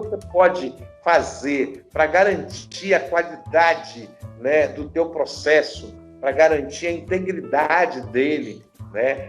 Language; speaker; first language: Portuguese; native; Portuguese